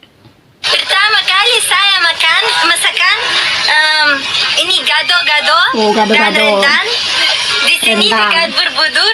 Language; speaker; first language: Indonesian; non-native, learner; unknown